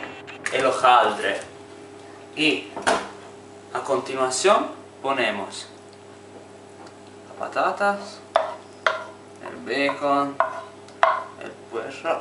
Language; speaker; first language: Spanish; non-native, fluent; Italian